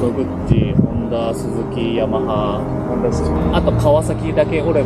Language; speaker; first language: Japanese; native; Japanese